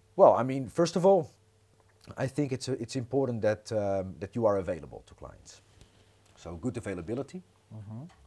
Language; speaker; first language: English; non-native, fluent; Croatian